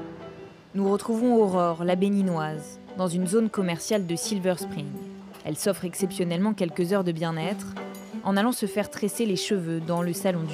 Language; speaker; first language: French; native; French